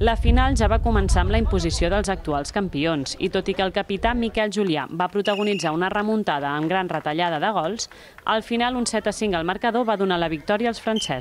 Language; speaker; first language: Catalan; native; Catalan